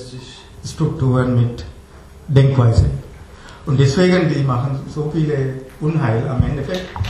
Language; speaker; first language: German; non-native, learner; Tamil